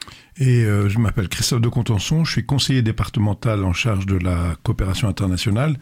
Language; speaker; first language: French; native; French